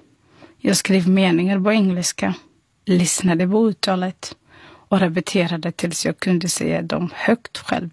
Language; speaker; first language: Swedish; non-native, fluent; Somali